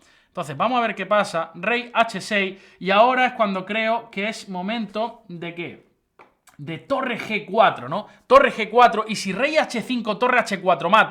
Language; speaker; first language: Spanish; native; Spanish